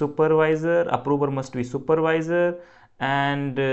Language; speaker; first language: English; non-native, local second language; Hindi